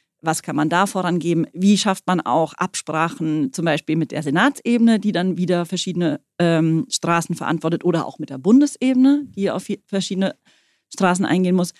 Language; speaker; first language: German; native; German